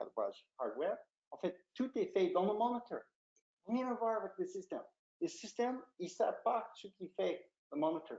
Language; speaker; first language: French; non-native, fluent; English